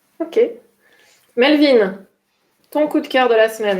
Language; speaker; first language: French; native; French